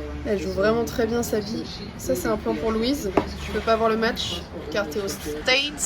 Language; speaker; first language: French; native; French